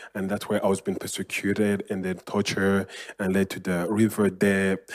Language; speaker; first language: English; non-native, learner; Rundi